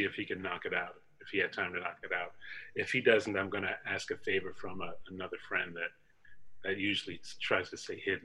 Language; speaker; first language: English; native; English